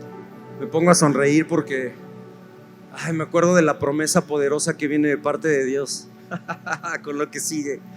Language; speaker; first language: Spanish; native; Spanish